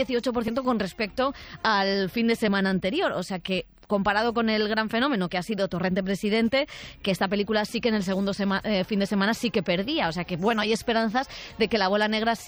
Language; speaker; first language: Spanish; native; Spanish